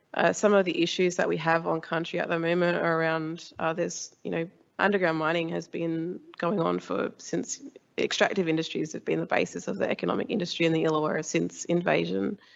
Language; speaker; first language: English; native; English